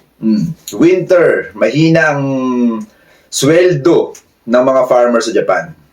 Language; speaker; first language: Filipino; native; Filipino